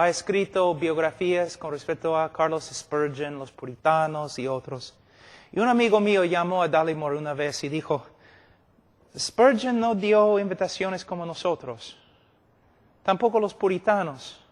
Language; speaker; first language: Spanish; non-native, fluent; English